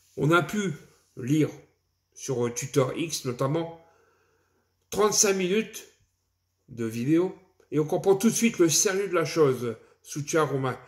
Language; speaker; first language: French; native; French